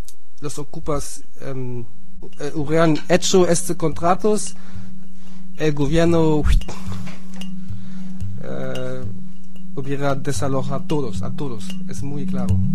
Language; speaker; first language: Spanish; non-native, fluent; German